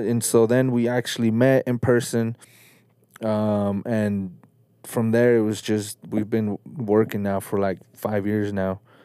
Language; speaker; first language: English; early bilingual, other home language; Spanish